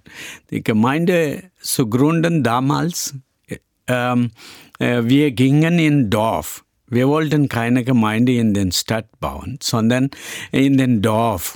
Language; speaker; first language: German; non-native, learner; Tamil